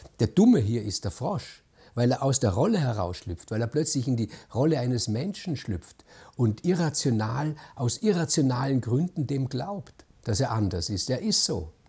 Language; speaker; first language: German; native; German